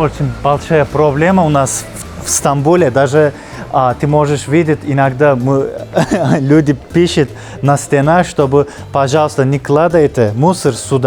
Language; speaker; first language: Russian; non-native, fluent; Turkish